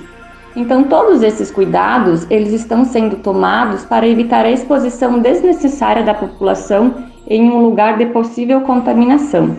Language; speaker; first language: Portuguese; native; Portuguese